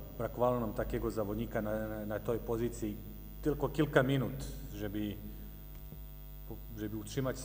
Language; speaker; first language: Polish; non-native, learner; Serbian